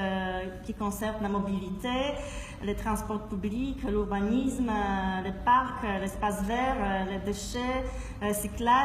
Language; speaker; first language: French; non-native, fluent; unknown